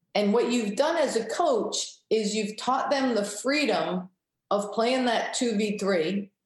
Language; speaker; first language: English; native; English